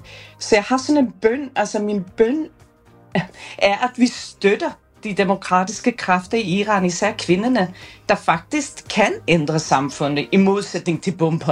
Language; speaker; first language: Danish; non-native, fluent; Persian